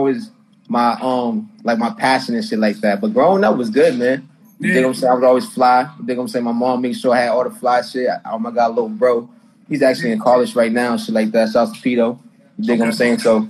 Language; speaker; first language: English; native; English